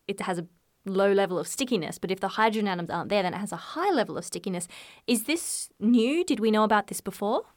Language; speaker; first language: English; native; English